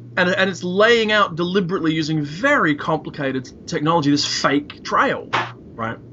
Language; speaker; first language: English; native; English